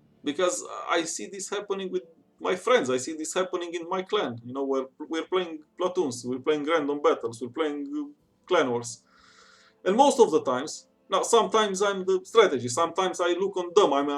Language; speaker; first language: English; non-native, fluent; Romanian